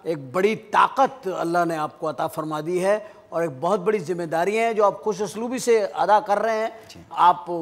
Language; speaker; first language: Urdu; native; Urdu